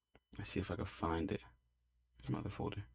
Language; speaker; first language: English; native; English